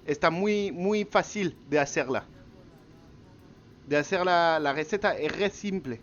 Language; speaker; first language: Spanish; non-native, learner; French